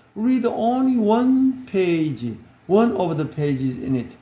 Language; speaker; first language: English; non-native, learner; Korean